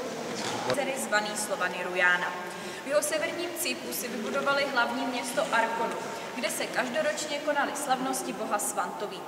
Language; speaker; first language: Czech; native; Czech